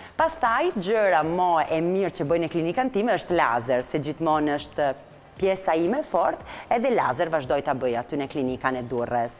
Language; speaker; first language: Albanian; non-native, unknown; Italian